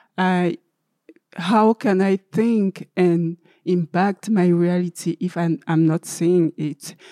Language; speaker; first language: English; non-native, learner; French